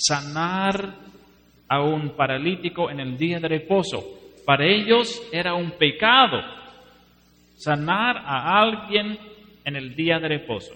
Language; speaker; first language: Spanish; non-native, fluent; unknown